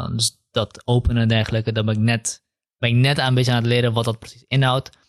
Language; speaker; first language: Dutch; early bilingual, other home language; Kurdish